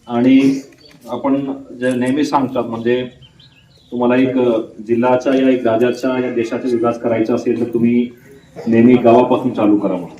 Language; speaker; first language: Marathi; non-native, learner; Hindi